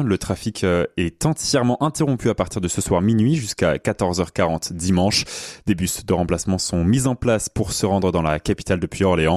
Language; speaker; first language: French; native; French